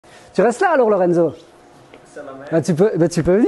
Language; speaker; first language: French; native; French